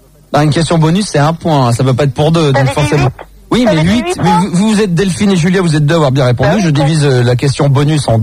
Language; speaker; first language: French; native; French